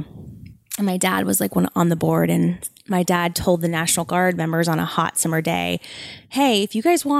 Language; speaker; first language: English; native; English